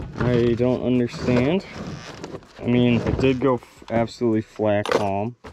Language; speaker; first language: English; native; English